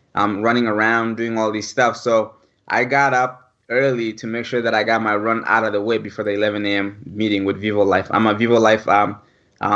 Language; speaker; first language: English; early bilingual, other home language; French